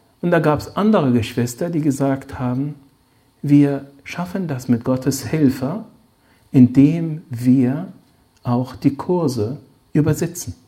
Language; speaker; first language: German; non-native, fluent; Arabic